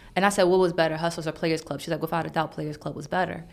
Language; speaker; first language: English; native; English